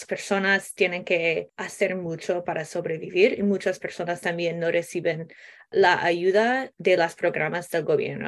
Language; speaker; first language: Spanish; non-native, learner; English